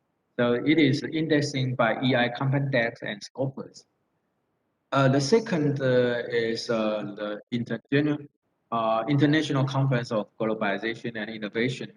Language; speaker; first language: English; non-native, fluent; Thai